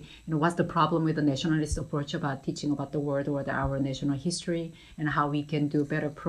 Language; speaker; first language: English; non-native, fluent; Korean